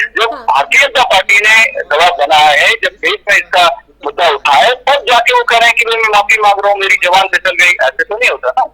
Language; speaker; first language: Hindi; native; Hindi